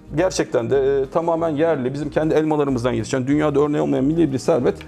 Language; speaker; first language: Turkish; native; Turkish